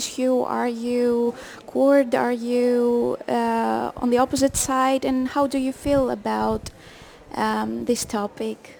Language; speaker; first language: English; non-native, fluent; Greek